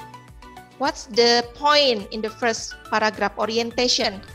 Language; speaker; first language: English; non-native, learner; Indonesian